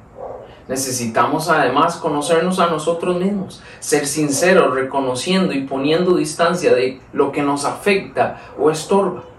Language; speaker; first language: Spanish; native; Spanish